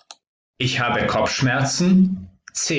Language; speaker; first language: German; non-native, fluent; Croatian